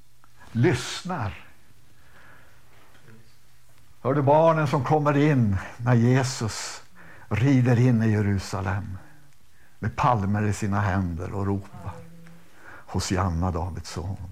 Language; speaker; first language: Swedish; native; Swedish